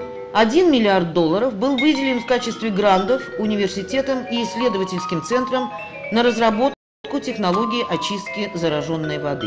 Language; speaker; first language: Russian; native; Russian